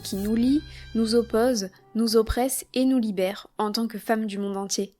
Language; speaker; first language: French; native; French